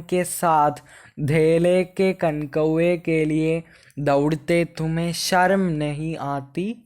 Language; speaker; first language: Hindi; non-native, local second language; Malayalam